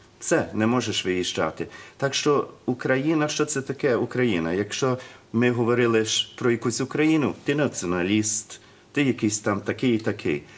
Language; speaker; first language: Ukrainian; early bilingual, heritage; Ukrainian